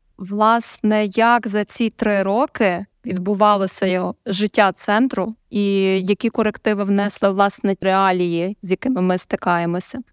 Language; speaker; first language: Ukrainian; native; Ukrainian